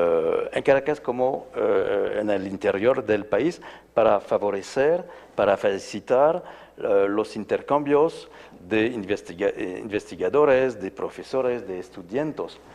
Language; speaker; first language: Spanish; non-native, fluent; French